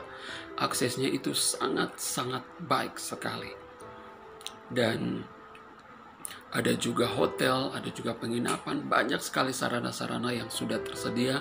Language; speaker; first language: Indonesian; non-native, fluent; Persian